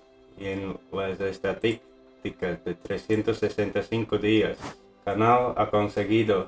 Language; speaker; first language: Spanish; non-native, fluent; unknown